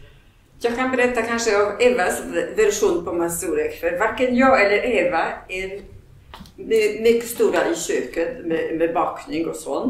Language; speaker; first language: Swedish; non-native, fluent; Polish